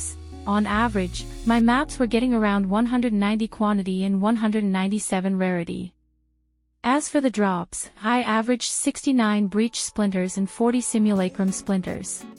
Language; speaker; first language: English; native; English